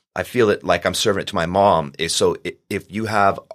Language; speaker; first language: English; native; English